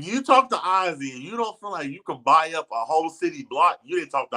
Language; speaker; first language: English; native; English